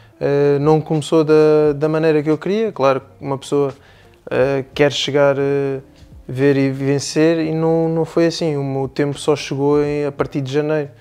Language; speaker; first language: Portuguese; native; Portuguese